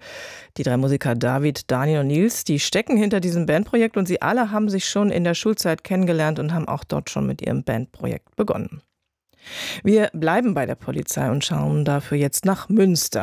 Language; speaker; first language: German; native; German